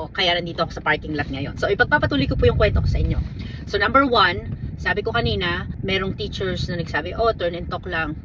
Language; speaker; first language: Filipino; native; Filipino